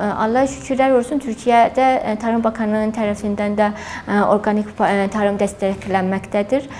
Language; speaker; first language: Turkish; non-native, fluent; Azerbaijani